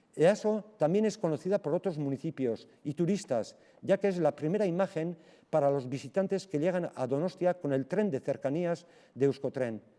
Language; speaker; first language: Spanish; non-native, local second language; Basque